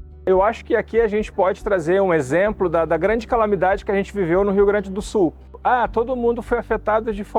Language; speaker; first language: Portuguese; native; Portuguese